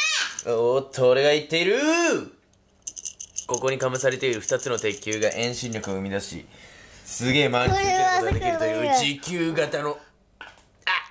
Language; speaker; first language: Japanese; native; Japanese